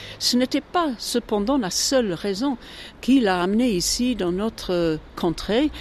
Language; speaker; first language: French; native; French